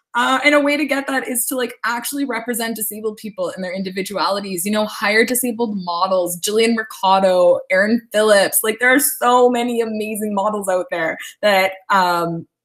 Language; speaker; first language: English; native; English